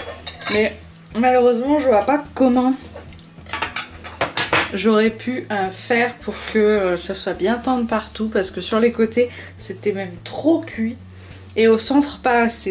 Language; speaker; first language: French; native; French